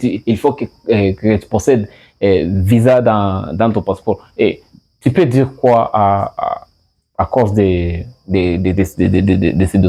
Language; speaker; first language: French; non-native, learner; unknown